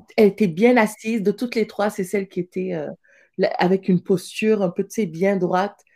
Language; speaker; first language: French; non-native, local second language; Wolof